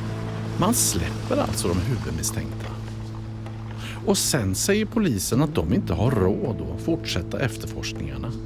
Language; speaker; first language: Swedish; native; Swedish